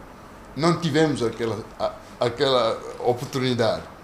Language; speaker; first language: Portuguese; non-native, local second language; Kongo